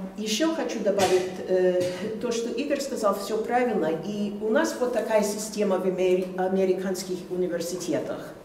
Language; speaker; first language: Russian; non-native, fluent; English